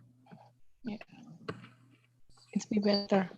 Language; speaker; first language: English; non-native, learner; Indonesian